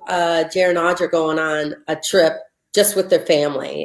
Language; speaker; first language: English; native; English